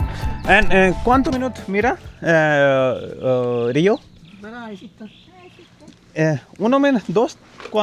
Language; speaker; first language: Spanish; non-native, learner; Hindi